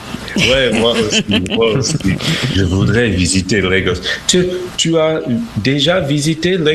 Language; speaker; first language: French; non-native, fluent; English